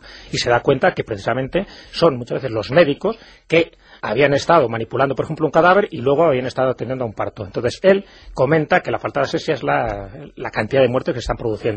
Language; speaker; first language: Spanish; native; Spanish